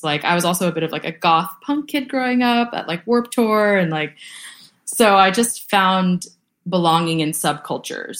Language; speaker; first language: English; early bilingual, other home language; Vietnamese